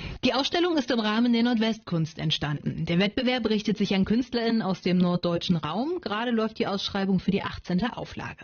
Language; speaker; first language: German; native; German